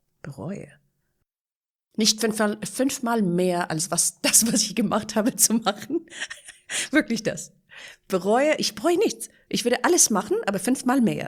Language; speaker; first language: German; non-native, fluent; Persian